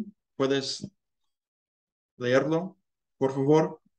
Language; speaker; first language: Spanish; non-native, learner; English